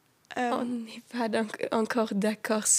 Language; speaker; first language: French; non-native, local second language; Luxembourgish